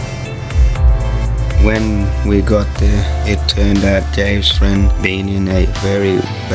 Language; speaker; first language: English; native; English